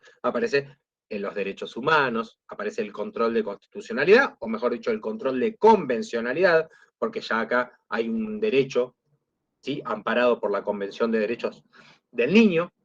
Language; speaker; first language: Spanish; native; Spanish